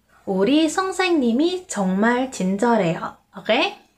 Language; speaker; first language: Korean; non-native, fluent; Indonesian